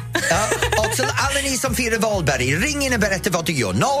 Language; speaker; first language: Swedish; non-native, fluent; English